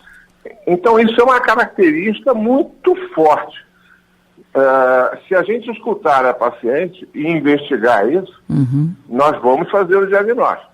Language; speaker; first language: Portuguese; native; Portuguese